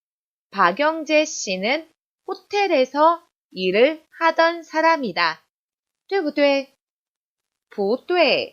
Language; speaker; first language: Korean; non-native, fluent; Chinese